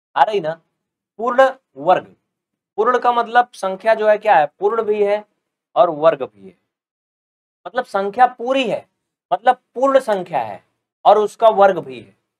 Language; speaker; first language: Hindi; native; Hindi